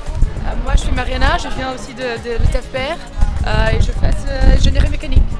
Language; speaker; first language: French; non-native, fluent; Portuguese